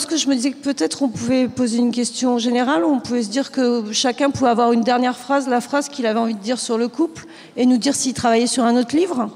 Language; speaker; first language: French; native; French